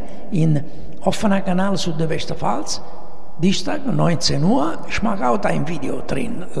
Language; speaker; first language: German; non-native, learner; Italian